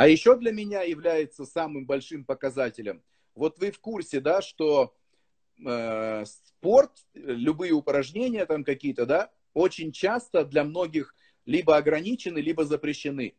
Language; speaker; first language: Russian; native; Russian